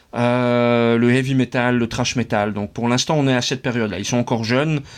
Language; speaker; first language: French; native; French